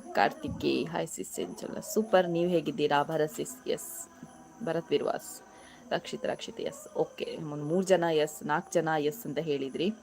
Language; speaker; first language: Kannada; non-native, local second language; Tulu